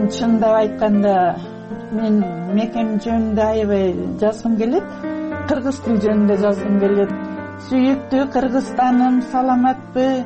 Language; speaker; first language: Kyrgyz; non-native, local second language; Russian